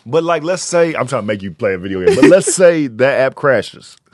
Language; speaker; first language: English; native; English